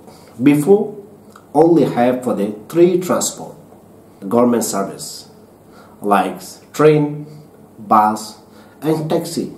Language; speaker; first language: English; non-native, learner; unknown